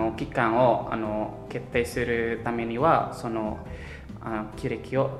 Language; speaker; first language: Japanese; non-native, fluent; Indonesian